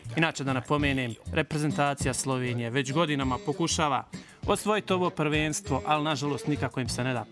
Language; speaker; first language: Croatian; early bilingual, heritage; Bosnian